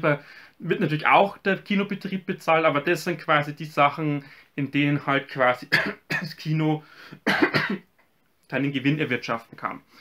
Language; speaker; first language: German; native; German